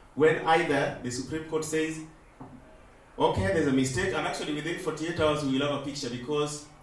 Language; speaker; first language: English; non-native, local second language; Luo (Kenya and Tanzania)